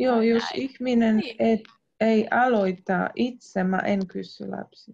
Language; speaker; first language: Finnish; non-native, learner; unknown